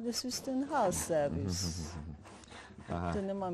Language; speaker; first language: German; non-native, learner; Persian